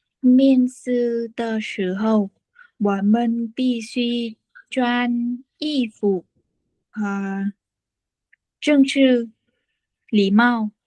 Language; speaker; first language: Chinese; non-native, learner; Vietnamese